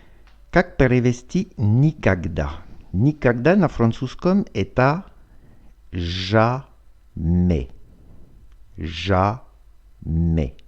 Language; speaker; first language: Russian; non-native, fluent; French